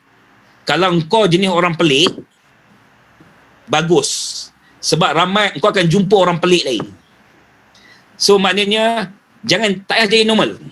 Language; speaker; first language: Malay; native; Malay